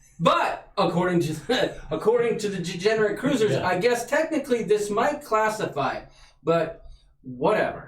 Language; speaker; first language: English; native; English